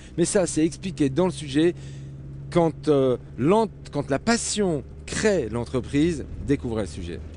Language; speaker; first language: French; native; French